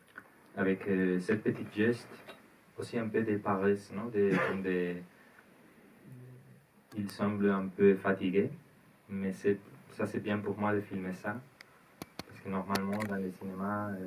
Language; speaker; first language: French; non-native, learner; Spanish